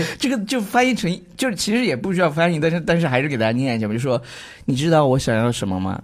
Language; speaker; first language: Chinese; native; Chinese